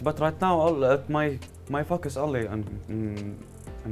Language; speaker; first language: English; non-native, learner; Arabic